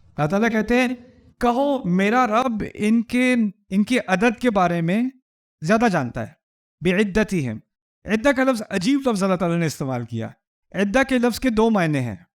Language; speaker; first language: Urdu; early bilingual, heritage; Urdu